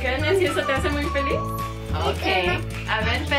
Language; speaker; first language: Spanish; early bilingual, heritage; Spanish